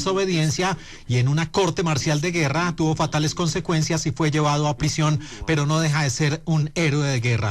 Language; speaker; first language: Spanish; native; Spanish